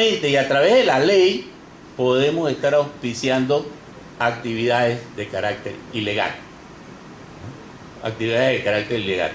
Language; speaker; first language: Spanish; native; Spanish